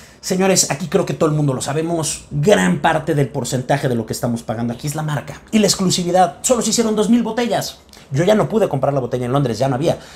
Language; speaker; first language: Spanish; native; Spanish